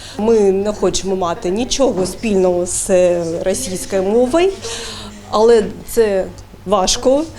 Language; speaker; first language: Ukrainian; non-native, local second language; Russian